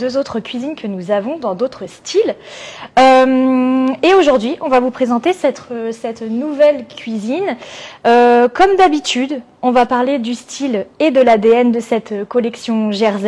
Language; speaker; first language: French; native; French